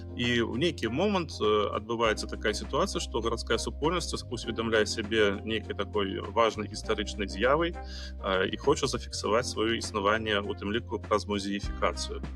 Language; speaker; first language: Belarusian; non-native, local second language; Russian